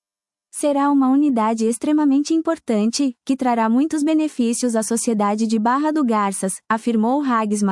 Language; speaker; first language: Portuguese; native; Portuguese